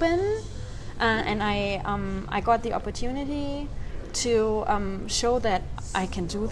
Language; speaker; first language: English; non-native, fluent; German